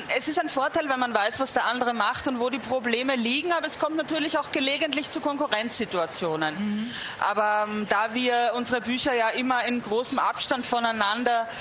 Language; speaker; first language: German; native; German